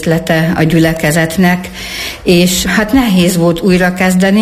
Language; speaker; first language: Hungarian; native; Hungarian